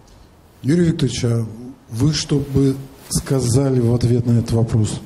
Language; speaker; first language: Russian; native; Russian